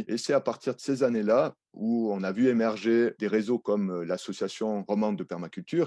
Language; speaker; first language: French; native; French